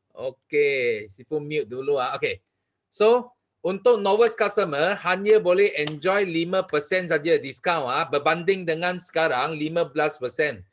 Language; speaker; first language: Malay; non-native, local second language; Chinese